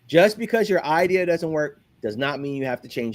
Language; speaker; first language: English; native; English